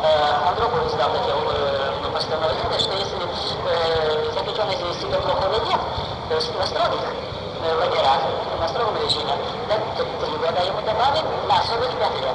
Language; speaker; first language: Russian; non-native, fluent; Lithuanian